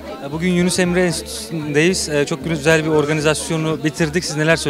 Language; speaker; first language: Turkish; native; Turkish